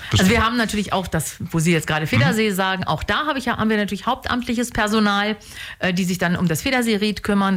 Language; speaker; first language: German; native; German